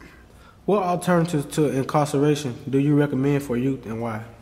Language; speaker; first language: English; native; English